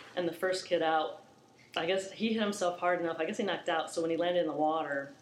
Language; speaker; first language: English; native; English